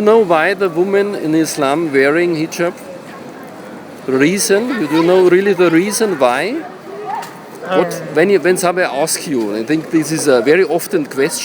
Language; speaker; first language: English; non-native, learner; German